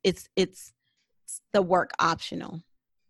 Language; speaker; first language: English; native; English